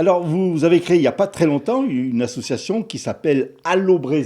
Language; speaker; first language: French; native; French